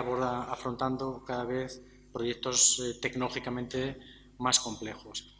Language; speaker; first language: Spanish; native; Spanish